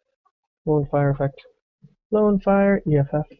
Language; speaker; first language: English; native; English